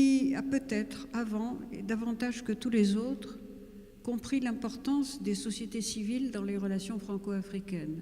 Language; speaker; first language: French; native; French